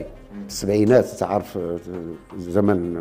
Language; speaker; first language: Arabic; native; Arabic